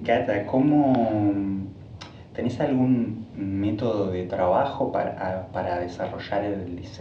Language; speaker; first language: Spanish; native; Spanish